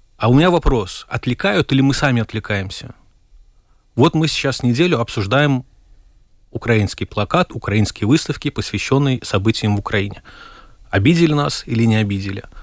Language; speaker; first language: Russian; native; Russian